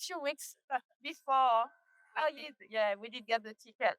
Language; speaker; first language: English; non-native, learner; French